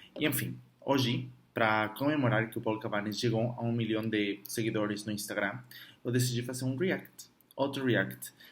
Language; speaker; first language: Portuguese; non-native, fluent; Spanish